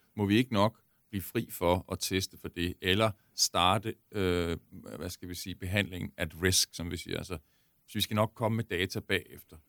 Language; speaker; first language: Danish; native; Danish